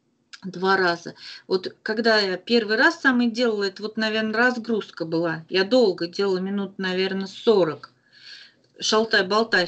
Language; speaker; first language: Russian; native; Russian